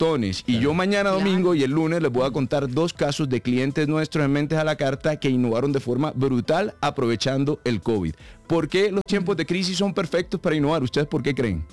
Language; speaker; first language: Spanish; native; Spanish